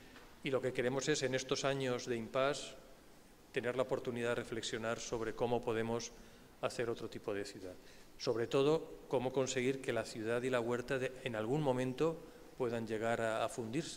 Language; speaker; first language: Spanish; native; Spanish